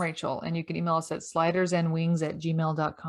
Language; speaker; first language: English; native; English